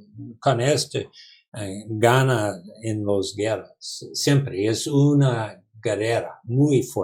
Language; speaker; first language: Spanish; non-native, learner; English